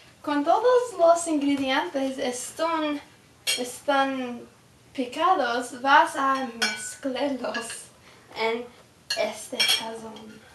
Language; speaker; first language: Spanish; non-native, learner; English